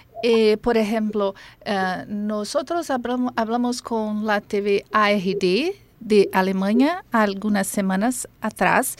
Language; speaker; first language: Spanish; non-native, fluent; Portuguese